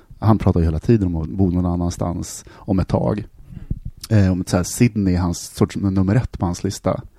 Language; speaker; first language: Swedish; native; Swedish